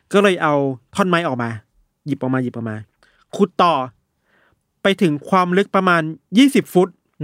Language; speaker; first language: Thai; native; Thai